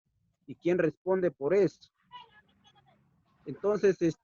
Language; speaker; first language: Spanish; native; Spanish